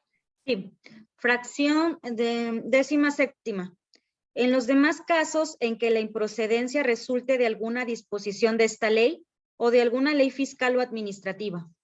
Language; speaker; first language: Spanish; native; Spanish